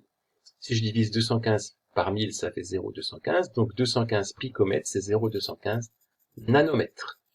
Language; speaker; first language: French; native; French